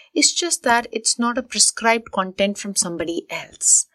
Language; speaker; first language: English; non-native, local second language; Hindi